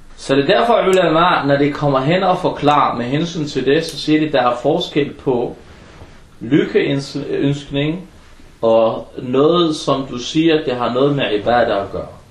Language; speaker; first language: Danish; early bilingual, other home language; Arabic